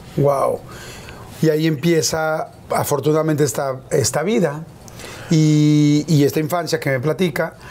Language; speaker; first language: Spanish; native; Spanish